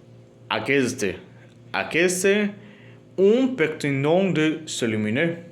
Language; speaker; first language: French; non-native, learner; Spanish